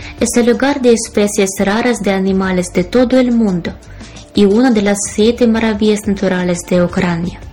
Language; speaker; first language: Spanish; non-native, fluent; Ukrainian